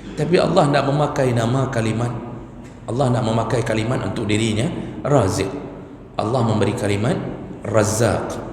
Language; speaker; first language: Malay; non-native, local second language; Achinese